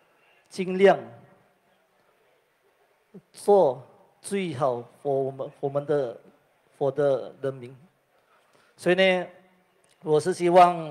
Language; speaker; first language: Chinese; non-native, local second language; Malay